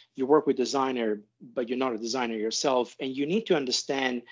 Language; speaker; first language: English; non-native, fluent; Italian